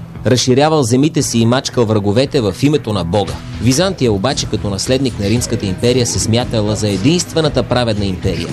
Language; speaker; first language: Bulgarian; native; Bulgarian